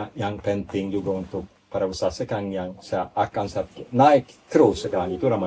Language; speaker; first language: Indonesian; non-native, fluent; Swedish